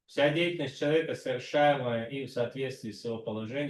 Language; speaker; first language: Russian; native; Russian